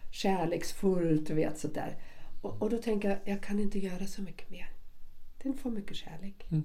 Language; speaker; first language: Swedish; non-native, fluent; German